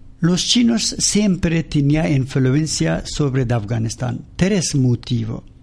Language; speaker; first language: Spanish; non-native, learner; Persian